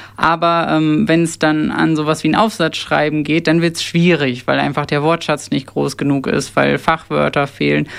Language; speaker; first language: German; early bilingual, other home language; Turkish